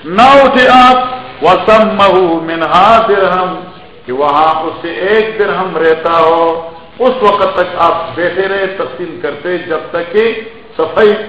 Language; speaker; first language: Urdu; non-native, local second language; Pashto